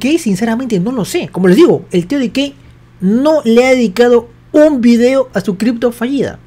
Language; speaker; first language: Spanish; native; Spanish